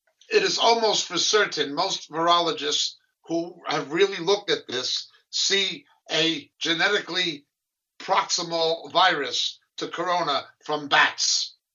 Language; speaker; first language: English; native; English